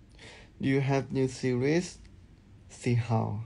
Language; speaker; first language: English; non-native, learner; Thai